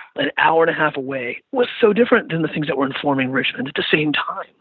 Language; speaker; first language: English; native; English